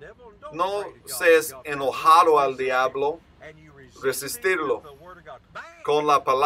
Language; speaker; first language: Spanish; non-native, learner; English